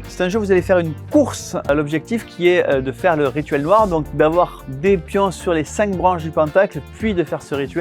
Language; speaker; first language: French; native; French